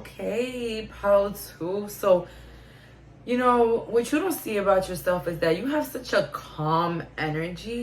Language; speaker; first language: English; native; English